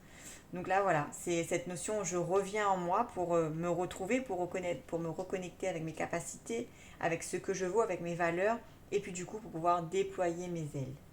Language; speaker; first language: French; native; French